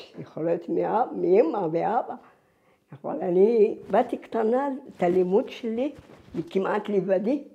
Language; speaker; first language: Hebrew; non-native, fluent; Arabic